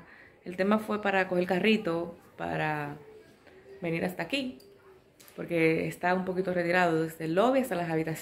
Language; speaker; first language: Spanish; native; Spanish